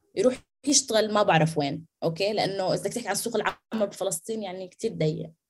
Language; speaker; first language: Arabic; native; Arabic